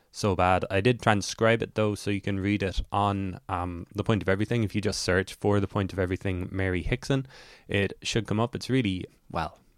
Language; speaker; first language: English; native; English